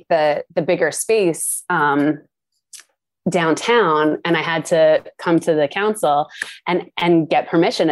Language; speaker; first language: English; native; English